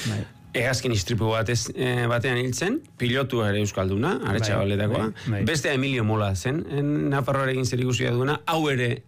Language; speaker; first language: Basque; native; Basque